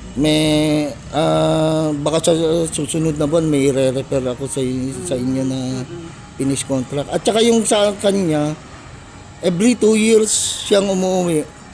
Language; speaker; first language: Filipino; native; Filipino